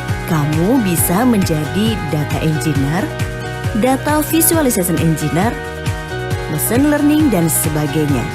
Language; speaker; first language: Indonesian; native; Indonesian